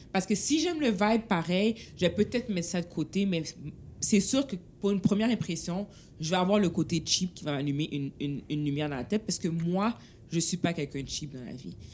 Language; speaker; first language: French; early bilingual, other home language; Haitian Creole